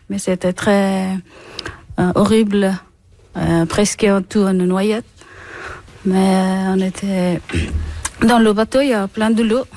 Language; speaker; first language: French; non-native, learner; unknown